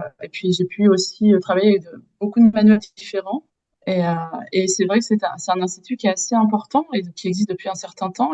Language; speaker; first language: French; native; French